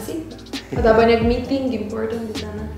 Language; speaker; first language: Indonesian; non-native, fluent; Romanian